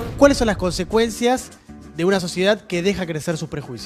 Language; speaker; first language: Spanish; native; Spanish